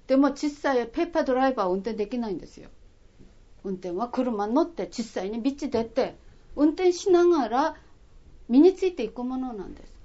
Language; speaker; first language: Japanese; non-native, fluent; Korean